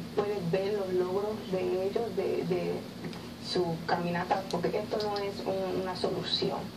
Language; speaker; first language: Spanish; early bilingual, heritage; Spanish